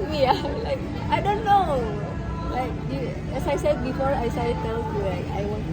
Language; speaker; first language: English; non-native, fluent; Indonesian